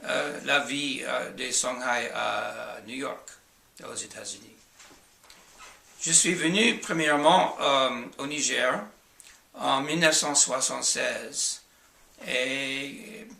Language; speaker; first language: French; non-native, fluent; English